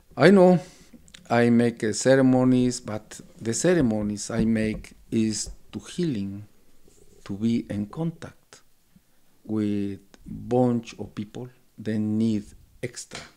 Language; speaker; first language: English; non-native, learner; Spanish